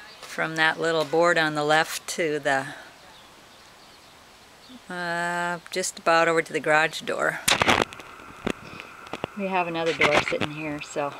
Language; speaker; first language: English; native; English